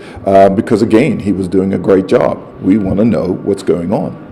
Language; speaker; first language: English; native; English